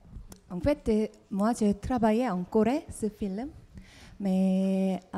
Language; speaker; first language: French; non-native, fluent; Korean